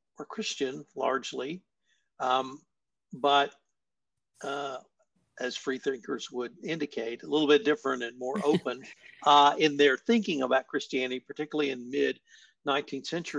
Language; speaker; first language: English; native; English